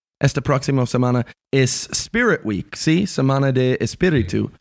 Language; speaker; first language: Spanish; non-native, learner; English